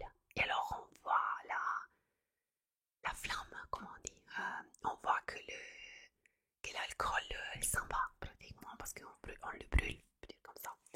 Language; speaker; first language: French; non-native, fluent; Italian